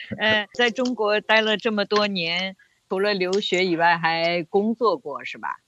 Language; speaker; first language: Chinese; native; Chinese